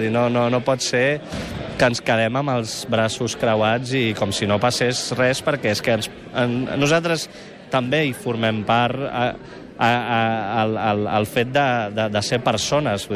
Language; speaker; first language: Catalan; native; Catalan